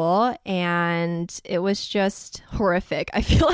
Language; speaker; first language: English; native; English